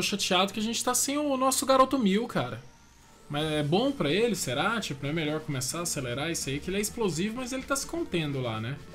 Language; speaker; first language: Portuguese; native; Portuguese